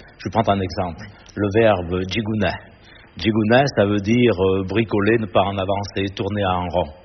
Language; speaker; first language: French; native; French